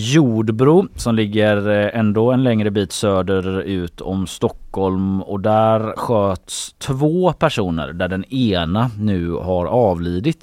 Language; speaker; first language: Swedish; native; Swedish